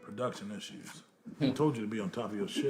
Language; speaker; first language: English; native; English